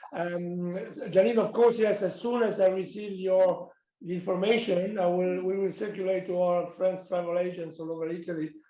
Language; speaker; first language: English; non-native, fluent; Italian